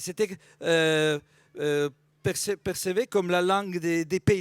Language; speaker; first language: French; non-native, fluent; Russian